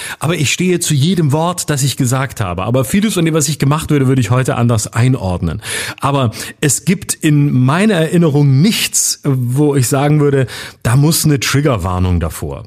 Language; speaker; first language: German; native; German